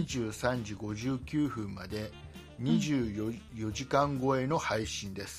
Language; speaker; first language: Japanese; native; Japanese